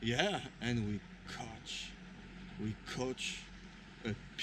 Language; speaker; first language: English; non-native, learner; French